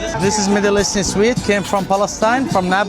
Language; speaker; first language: English; non-native, learner; Arabic